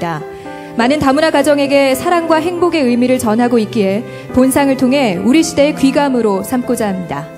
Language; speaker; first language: Korean; native; Korean